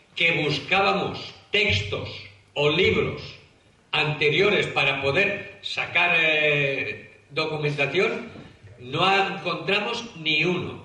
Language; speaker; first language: Spanish; non-native, local second language; Catalan